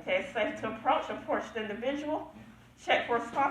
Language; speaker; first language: English; native; English